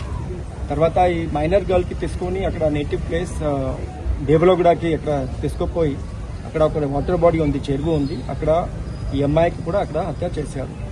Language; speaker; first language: Telugu; non-native, learner; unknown